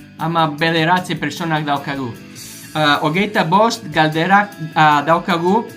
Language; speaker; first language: Basque; non-native, learner; English